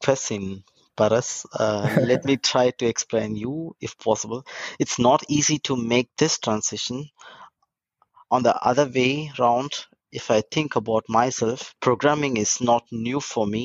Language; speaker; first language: English; non-native, local second language; Tamil